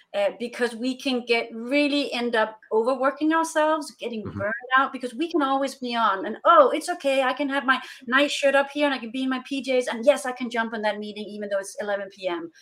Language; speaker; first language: English; non-native, fluent; Danish